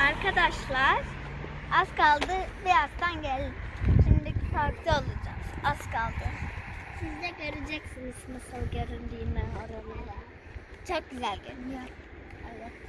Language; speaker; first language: Turkish; early bilingual, heritage; Turkish